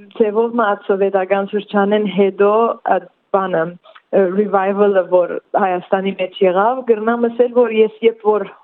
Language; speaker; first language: Armenian; early bilingual, heritage; Armenian